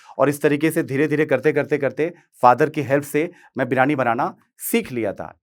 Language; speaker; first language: Hindi; native; Hindi